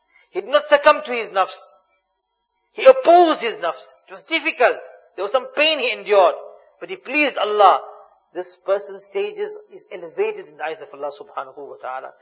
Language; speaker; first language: English; native; English